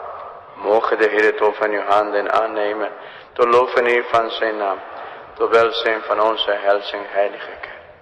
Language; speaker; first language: Dutch; non-native, fluent; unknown